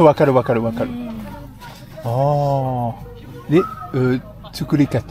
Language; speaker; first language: Japanese; non-native, learner; French